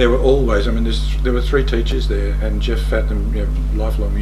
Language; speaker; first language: English; native; English